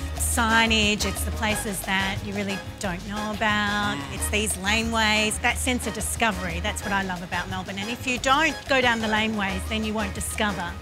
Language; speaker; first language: English; native; English